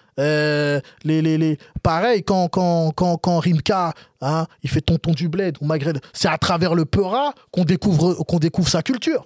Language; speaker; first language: French; native; French